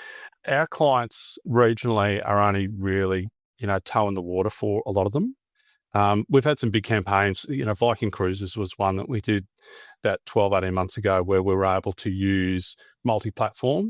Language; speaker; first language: English; native; English